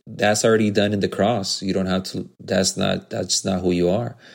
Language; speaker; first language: English; early bilingual, other home language; Spanish